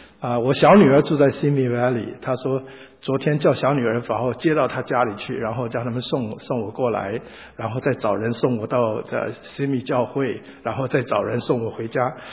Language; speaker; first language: Chinese; native; Chinese